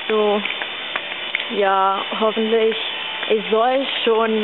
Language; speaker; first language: German; non-native, learner; English